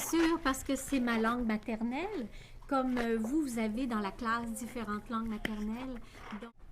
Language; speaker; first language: French; native; French